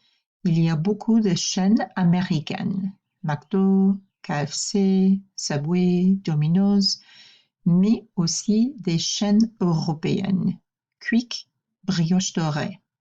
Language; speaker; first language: French; non-native, fluent; English